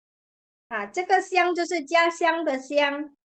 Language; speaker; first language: Chinese; non-native, fluent; Indonesian